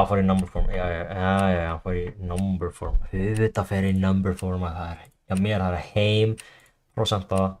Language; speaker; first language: Icelandic; non-native, learner; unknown